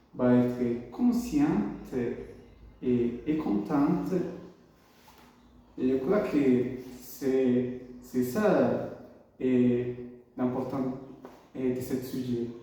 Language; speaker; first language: French; non-native, learner; Spanish